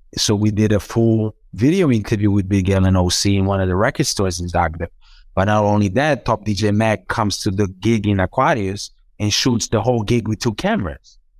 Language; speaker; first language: English; non-native, fluent; Croatian